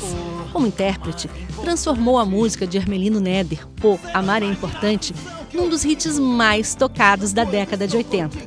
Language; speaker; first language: Portuguese; native; Portuguese